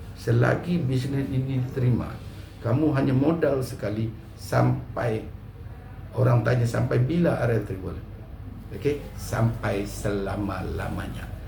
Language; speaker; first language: Malay; native; Malay